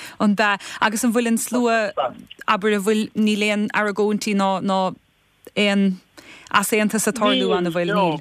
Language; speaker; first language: Irish; native; Irish